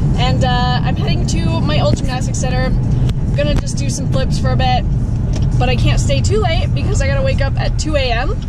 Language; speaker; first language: English; native; English